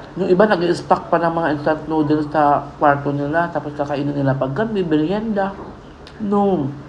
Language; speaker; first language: Filipino; non-native, local second language; Iloko